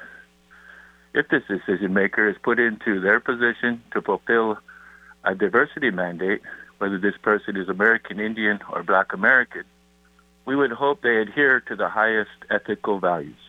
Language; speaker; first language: English; native; English